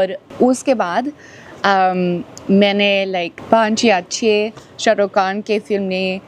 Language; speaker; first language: Hindi; non-native, learner; English